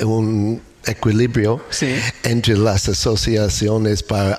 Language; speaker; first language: Spanish; non-native, learner; English